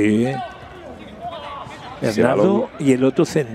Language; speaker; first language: Spanish; native; Spanish